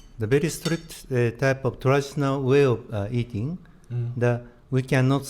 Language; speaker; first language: English; non-native, learner; Japanese